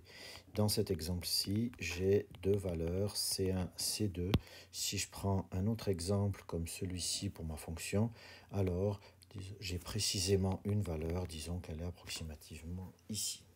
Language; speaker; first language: French; native; French